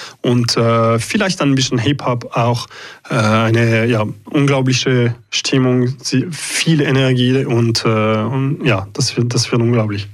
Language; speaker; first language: German; non-native, local second language; French